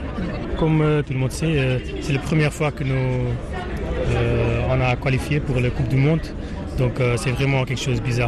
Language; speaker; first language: French; non-native, learner; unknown